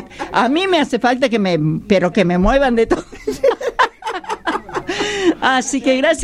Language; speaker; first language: Spanish; native; Spanish